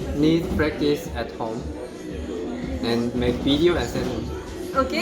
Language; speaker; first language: English; non-native, learner; Korean